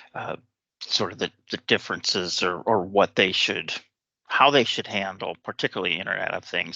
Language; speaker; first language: English; native; English